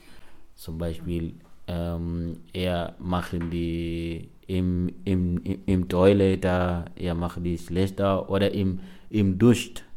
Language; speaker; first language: German; non-native, learner; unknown